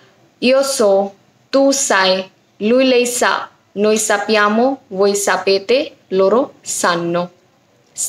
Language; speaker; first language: Italian; non-native, fluent; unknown